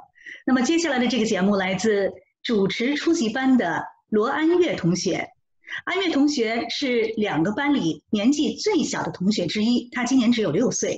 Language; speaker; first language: Chinese; native; Chinese